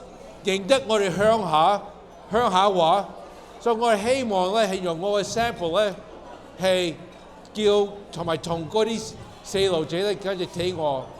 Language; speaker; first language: Cantonese; early bilingual, heritage; Cantonese